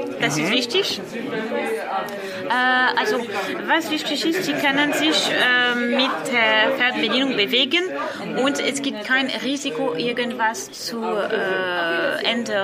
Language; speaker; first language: German; non-native, learner; French